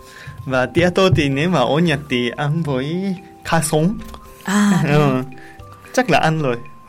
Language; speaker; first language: Vietnamese; non-native, learner; Japanese